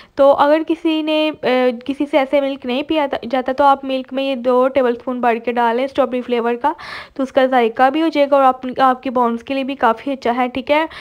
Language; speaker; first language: Urdu; native; Urdu